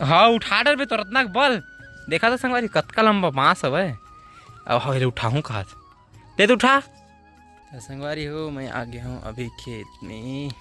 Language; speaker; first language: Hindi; non-native, local second language; Chhattisgarhi